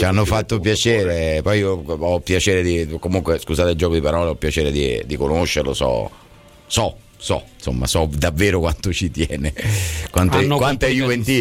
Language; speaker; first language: Italian; native; Italian